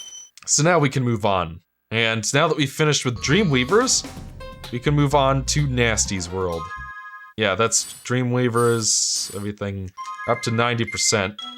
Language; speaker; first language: English; native; English